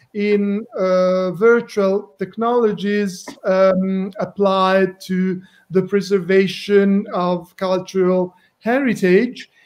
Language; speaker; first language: English; non-native, fluent; Italian